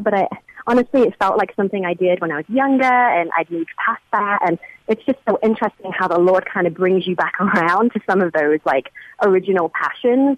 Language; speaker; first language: English; native; English